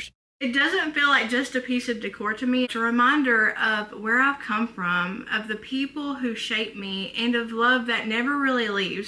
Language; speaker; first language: English; native; English